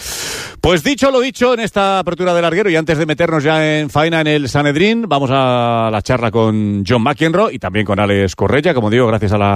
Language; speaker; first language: Spanish; native; Spanish